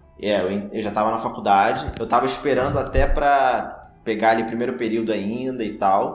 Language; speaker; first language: Portuguese; native; Portuguese